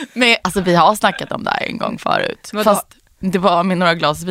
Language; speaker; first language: Swedish; native; Swedish